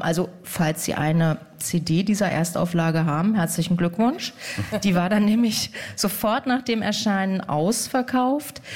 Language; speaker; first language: German; native; German